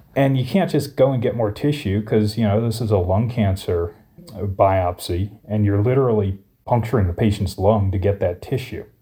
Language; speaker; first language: English; native; English